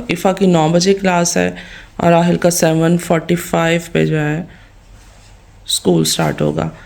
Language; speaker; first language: Urdu; native; Urdu